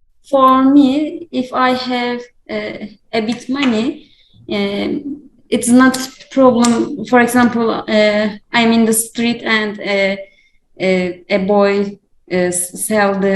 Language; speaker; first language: English; non-native, learner; Turkish